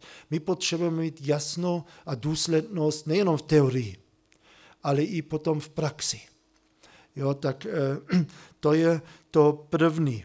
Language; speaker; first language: Czech; non-native, fluent; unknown